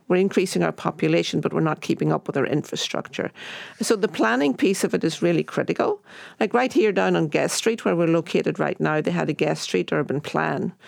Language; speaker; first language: English; native; English